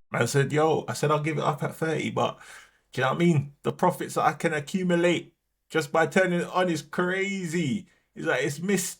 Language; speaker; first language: English; native; English